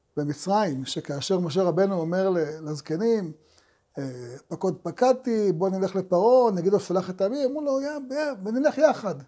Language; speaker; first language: Hebrew; native; Hebrew